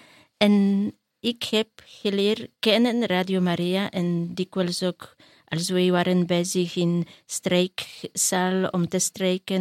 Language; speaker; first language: Dutch; non-native, learner; Polish